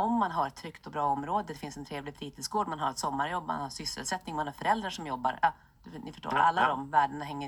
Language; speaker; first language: Swedish; native; Swedish